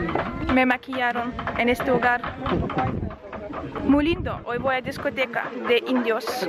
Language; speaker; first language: Spanish; non-native, fluent; Russian